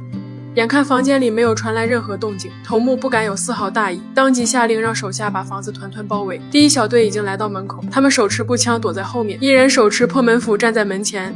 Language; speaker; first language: Chinese; native; Chinese